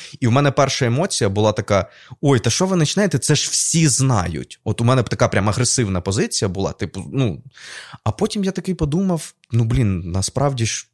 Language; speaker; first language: Ukrainian; non-native, local second language; Russian